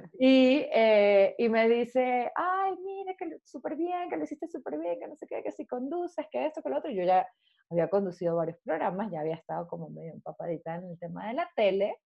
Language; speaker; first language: Spanish; native; Spanish